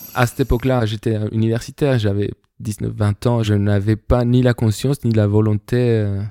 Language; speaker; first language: French; non-native, fluent; Spanish